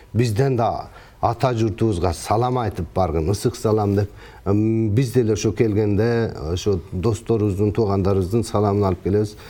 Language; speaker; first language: Kyrgyz; early bilingual, heritage; Kyrgyz